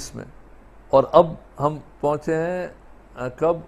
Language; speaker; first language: Urdu; non-native, local second language; Sindhi